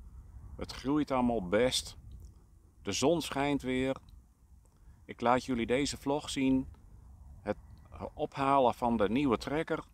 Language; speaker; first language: Dutch; native; Dutch